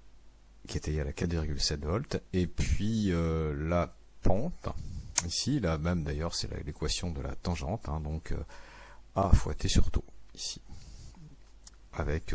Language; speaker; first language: French; native; French